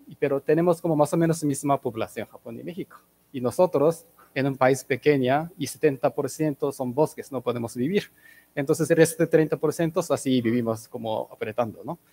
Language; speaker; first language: Spanish; non-native, fluent; Japanese